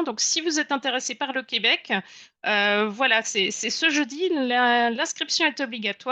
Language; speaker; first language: French; native; French